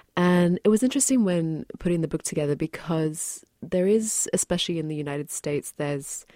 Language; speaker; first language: English; native; English